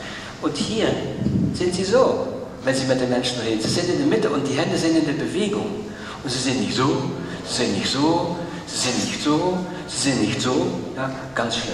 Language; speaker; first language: German; non-native, fluent; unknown